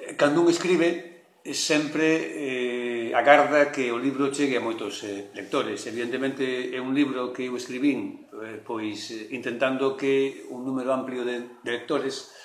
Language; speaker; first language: Galician; non-native, local second language; Spanish